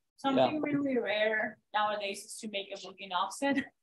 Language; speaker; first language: English; non-native, fluent; Spanish